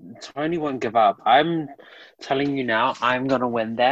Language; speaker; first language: English; native; English